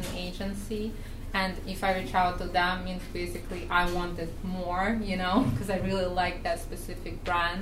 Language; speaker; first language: English; non-native, fluent; Russian